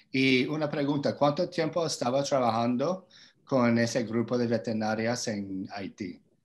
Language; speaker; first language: Spanish; non-native, fluent; English